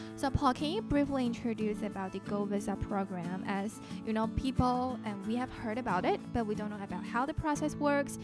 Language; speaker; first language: English; non-native, fluent; Chinese